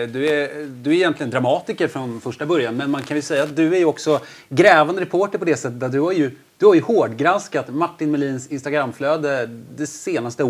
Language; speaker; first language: Swedish; native; Swedish